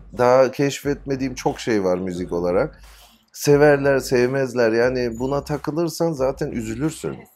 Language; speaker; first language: Turkish; early bilingual, heritage; Turkish